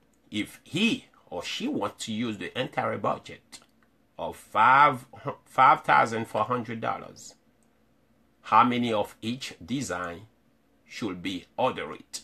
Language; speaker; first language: English; non-native, fluent; Haitian Creole